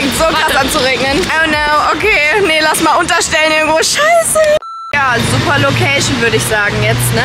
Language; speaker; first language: German; native; German